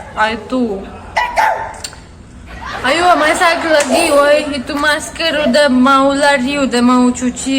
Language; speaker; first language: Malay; non-native, learner; Russian